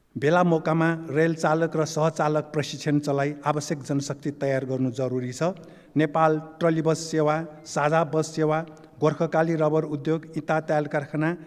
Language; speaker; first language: Nepali; non-native, local second language; Newari